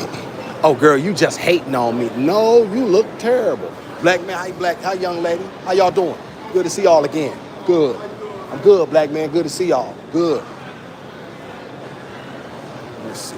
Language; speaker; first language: English; native; English